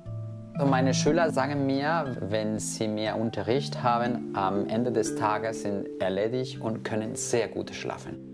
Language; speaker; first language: German; non-native, fluent; Spanish